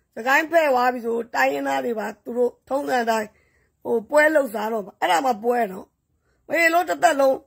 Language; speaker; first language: Burmese; native; Burmese